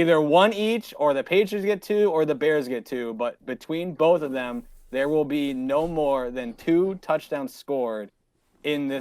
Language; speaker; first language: English; native; English